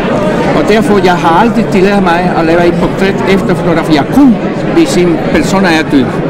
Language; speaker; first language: Danish; non-native, fluent; Spanish